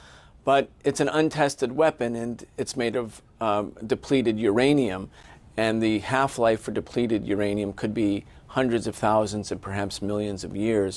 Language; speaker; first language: English; native; English